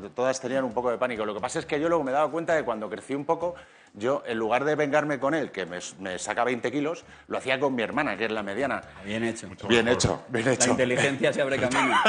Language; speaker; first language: Spanish; native; Spanish